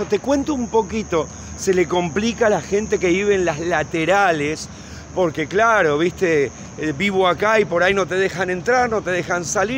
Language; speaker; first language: Spanish; native; Spanish